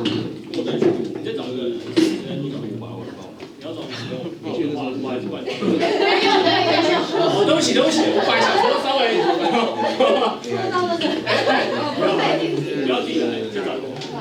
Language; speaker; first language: Chinese; native; Chinese